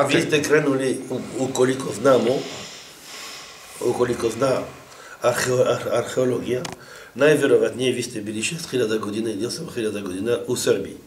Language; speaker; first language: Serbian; non-native, fluent; French